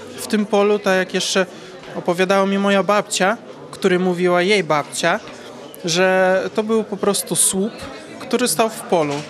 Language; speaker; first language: Polish; early bilingual, heritage; Polish